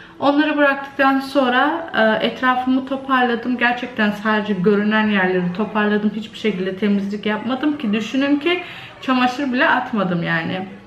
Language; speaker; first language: Turkish; early bilingual, other home language; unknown